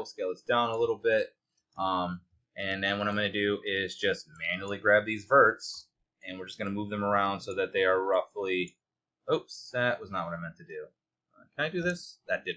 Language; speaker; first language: English; native; English